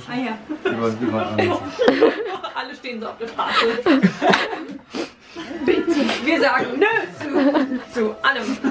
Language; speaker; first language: German; native; German